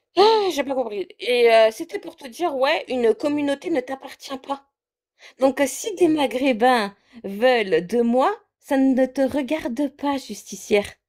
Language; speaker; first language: French; early bilingual, other home language; Portuguese